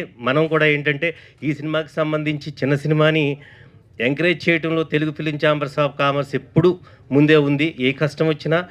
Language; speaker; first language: Telugu; native; Telugu